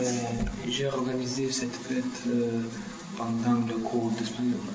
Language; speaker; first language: French; non-native, learner; Russian